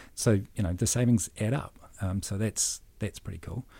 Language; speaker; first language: English; native; English